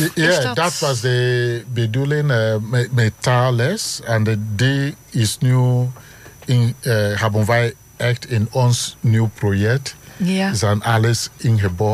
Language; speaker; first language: Dutch; non-native, learner; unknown